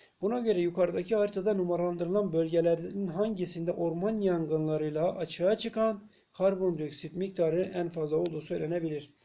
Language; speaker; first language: Turkish; native; Turkish